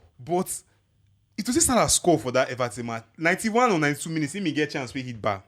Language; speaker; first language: Nigerian Pidgin; non-native, local second language; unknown